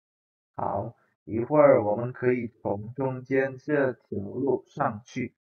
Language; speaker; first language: Chinese; non-native, fluent; Indonesian